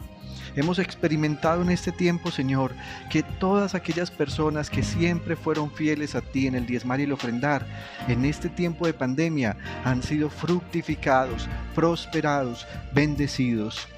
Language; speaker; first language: Spanish; native; Spanish